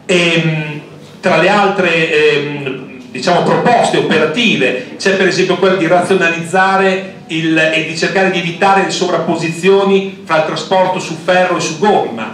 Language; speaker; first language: Italian; native; Italian